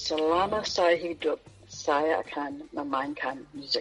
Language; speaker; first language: Indonesian; non-native, fluent; English